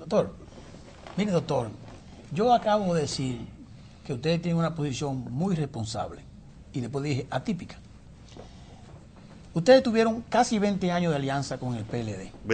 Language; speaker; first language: Spanish; native; Spanish